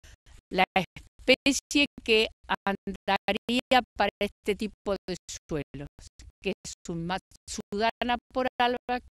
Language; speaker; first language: Spanish; native; Spanish